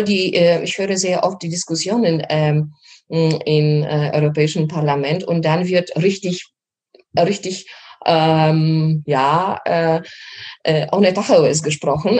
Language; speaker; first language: German; non-native, fluent; Polish